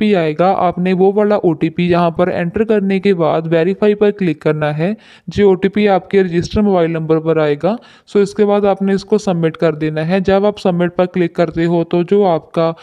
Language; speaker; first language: Hindi; non-native, local second language; Punjabi